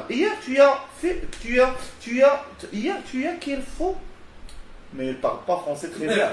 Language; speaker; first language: French; non-native, local second language; Arabic